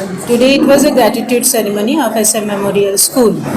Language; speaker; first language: English; non-native, local second language; Bangla